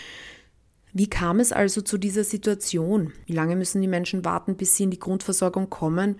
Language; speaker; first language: German; native; German